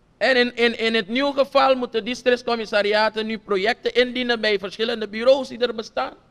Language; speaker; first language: Dutch; non-native, local second language; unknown